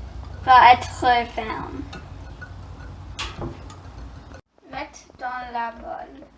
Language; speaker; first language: French; non-native, learner; English